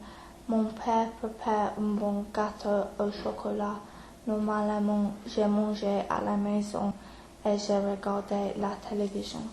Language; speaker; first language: French; non-native, learner; English